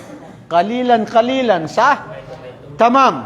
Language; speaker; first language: Arabic; non-native, fluent; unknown